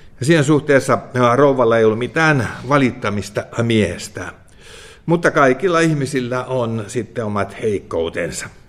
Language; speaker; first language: Finnish; native; Finnish